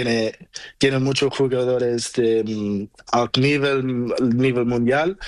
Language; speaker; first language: Spanish; non-native, learner; Portuguese